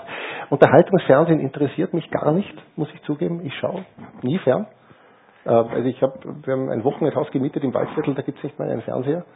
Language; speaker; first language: German; native; German